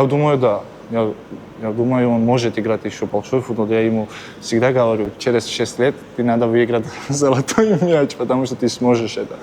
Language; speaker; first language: Russian; non-native, learner; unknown